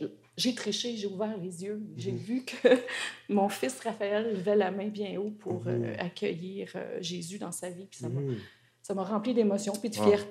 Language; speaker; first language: French; native; French